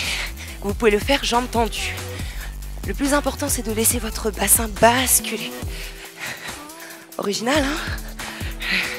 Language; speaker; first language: French; native; French